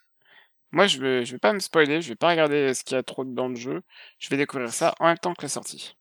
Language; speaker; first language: French; native; French